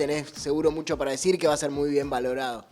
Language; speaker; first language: Spanish; native; Spanish